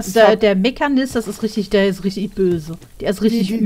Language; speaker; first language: German; native; German